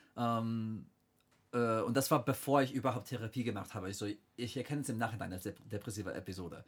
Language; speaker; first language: German; non-native, fluent; English